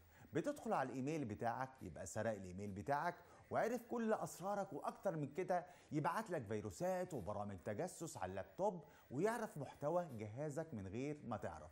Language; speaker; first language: Arabic; native; Arabic